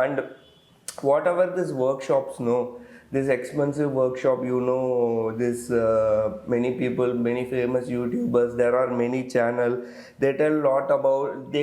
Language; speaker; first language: English; non-native, local second language; Tamil